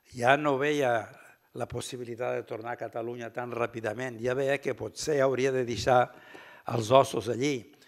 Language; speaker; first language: Catalan; early bilingual, heritage; Catalan